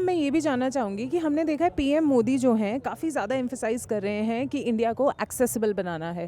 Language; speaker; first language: Hindi; native; Hindi